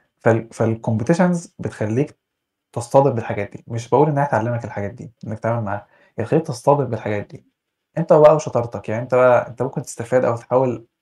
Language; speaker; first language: Arabic; native; Arabic